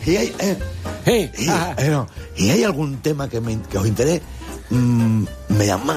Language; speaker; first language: Spanish; native; Spanish